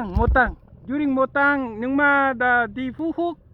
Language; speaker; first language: Vietnamese; non-native, learner; Korean